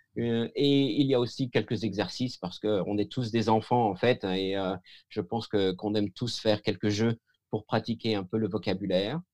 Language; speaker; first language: French; native; French